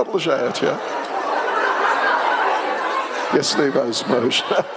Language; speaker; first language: Russian; non-native, learner; English